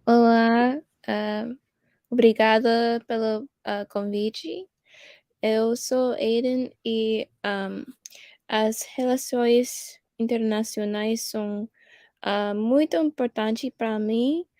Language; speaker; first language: Portuguese; non-native, fluent; English